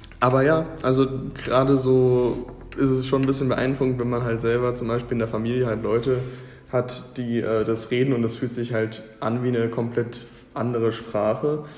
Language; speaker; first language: German; native; German